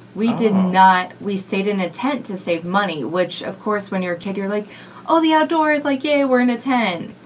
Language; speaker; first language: English; native; English